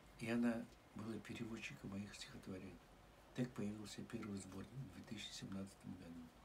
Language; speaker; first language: Russian; native; Russian